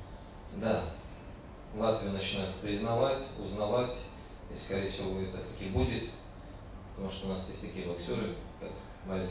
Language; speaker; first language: Russian; native; Russian